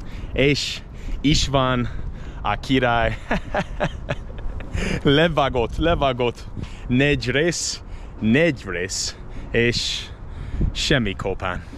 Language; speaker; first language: Hungarian; non-native, learner; English